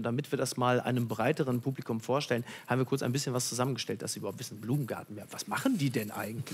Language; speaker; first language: German; native; German